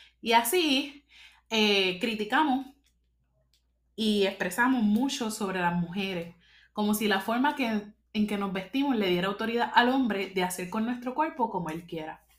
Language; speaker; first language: Spanish; native; Spanish